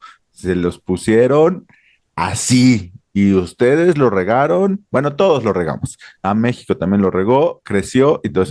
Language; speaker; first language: Spanish; native; Spanish